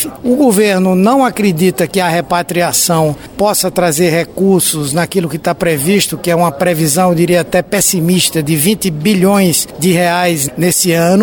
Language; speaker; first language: Portuguese; native; Portuguese